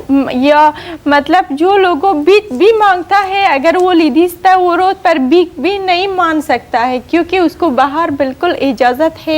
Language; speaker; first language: Hindi; non-native, learner; Persian